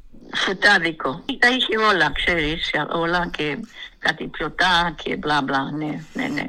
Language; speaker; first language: Greek; early bilingual, heritage; Greek